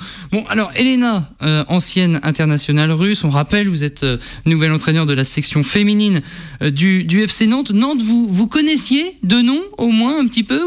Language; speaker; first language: French; native; French